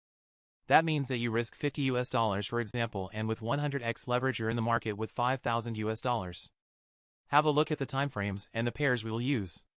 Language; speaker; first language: English; non-native, fluent; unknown